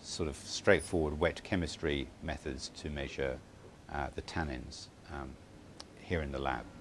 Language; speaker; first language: English; native; English